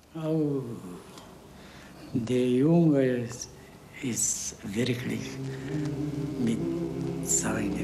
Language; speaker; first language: German; non-native, learner; Bulgarian